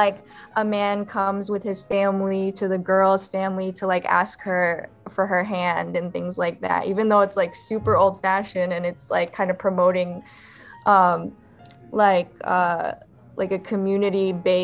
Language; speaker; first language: English; early bilingual, other home language; Arabic